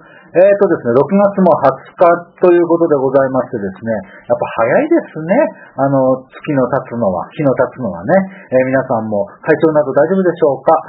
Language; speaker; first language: Japanese; native; Japanese